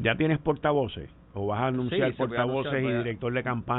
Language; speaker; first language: Spanish; native; Spanish